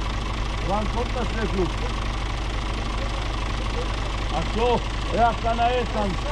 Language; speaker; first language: German; non-native, learner; Turkish